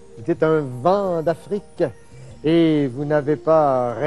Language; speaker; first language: French; native; French